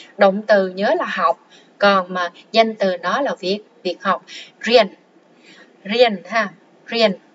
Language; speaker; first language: Vietnamese; non-native, local second language; Khmer